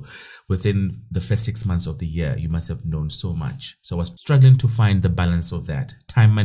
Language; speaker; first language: English; non-native, local second language; Southern Sotho